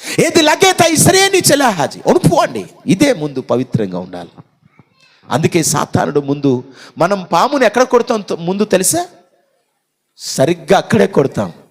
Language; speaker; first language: Telugu; non-native, local second language; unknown